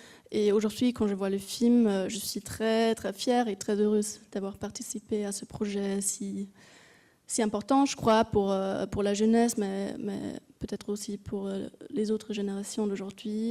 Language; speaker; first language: French; non-native, fluent; German